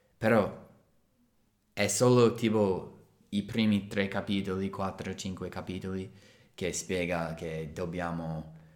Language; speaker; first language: Italian; non-native, fluent; English